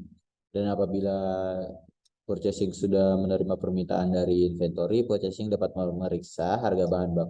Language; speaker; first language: Indonesian; native; Indonesian